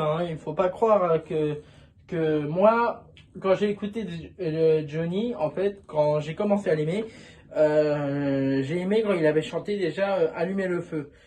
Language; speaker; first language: French; native; French